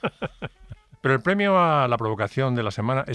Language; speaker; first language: Spanish; native; Spanish